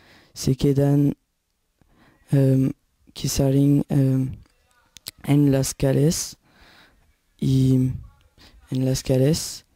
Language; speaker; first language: Spanish; non-native, learner; French